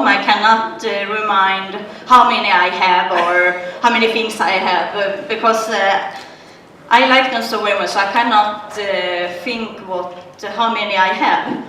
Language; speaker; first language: English; non-native, learner; Swedish